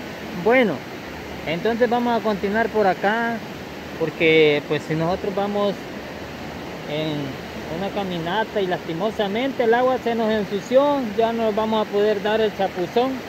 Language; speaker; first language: Spanish; native; Spanish